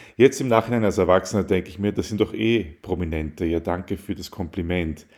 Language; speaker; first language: German; early bilingual, other home language; Arabic